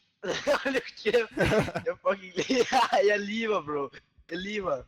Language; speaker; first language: Danish; native; Danish